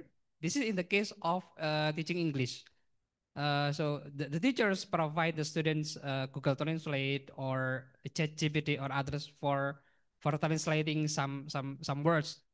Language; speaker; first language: English; non-native, fluent; Indonesian